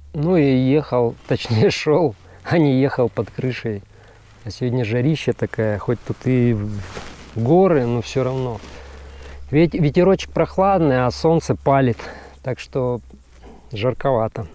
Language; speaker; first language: Russian; native; Russian